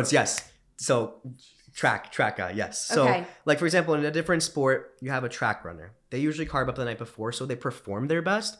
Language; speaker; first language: English; early bilingual, other home language; Romanian